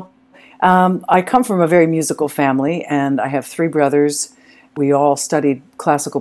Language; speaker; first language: English; native; English